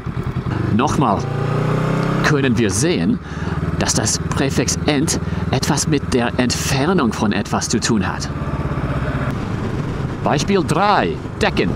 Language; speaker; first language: German; non-native, fluent; English